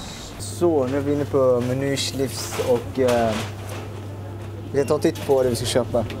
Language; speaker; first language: Swedish; native; Swedish